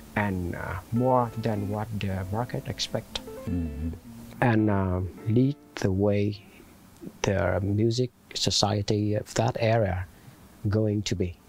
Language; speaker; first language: English; non-native, fluent; Vietnamese